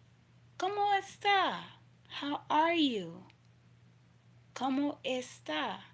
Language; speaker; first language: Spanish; non-native, learner; English